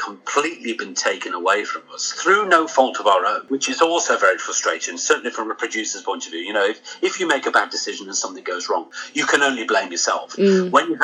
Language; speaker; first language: English; native; English